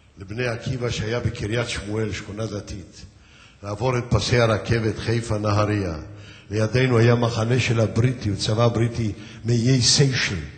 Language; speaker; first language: Hebrew; early bilingual, other home language; Yiddish